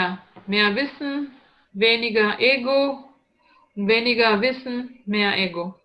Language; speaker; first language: German; non-native, learner; Indonesian